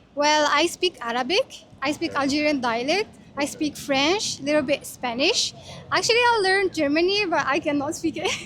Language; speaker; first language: English; non-native, fluent; Arabic